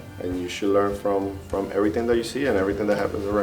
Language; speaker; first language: English; early bilingual, other home language; Spanish